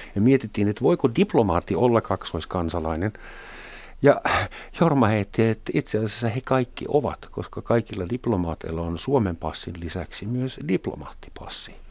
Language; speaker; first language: Finnish; non-native, fluent; German